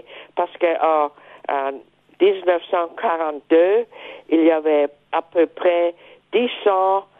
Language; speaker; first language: French; non-native, fluent; German